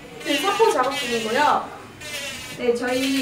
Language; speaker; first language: Korean; native; Korean